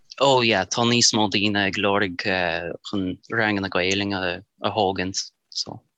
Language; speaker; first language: Irish; non-native, fluent; English